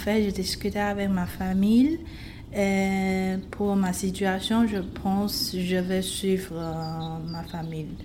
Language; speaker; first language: French; non-native, fluent; Chinese